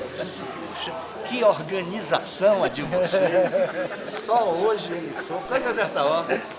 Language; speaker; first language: Portuguese; native; Portuguese